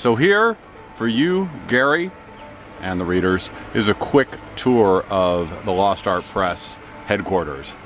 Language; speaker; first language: English; native; English